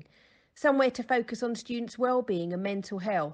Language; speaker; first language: English; native; English